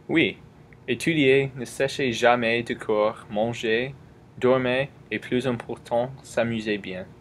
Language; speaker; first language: French; non-native, learner; English